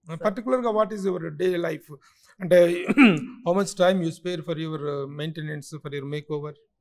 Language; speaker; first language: English; non-native, local second language; Telugu